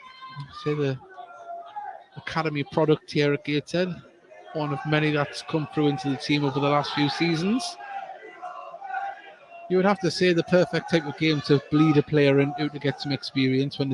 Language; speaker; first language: English; native; English